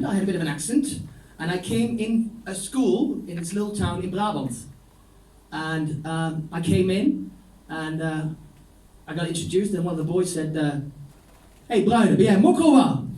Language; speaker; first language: English; non-native, fluent; Dutch